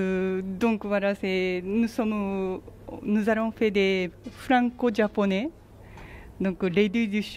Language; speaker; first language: French; non-native, learner; Japanese